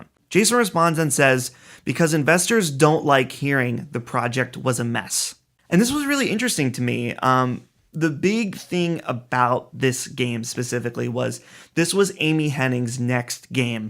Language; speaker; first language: English; native; English